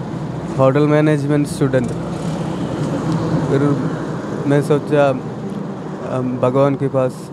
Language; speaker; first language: Hindi; non-native, local second language; Malayalam